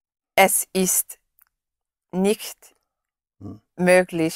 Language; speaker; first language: German; non-native, learner; English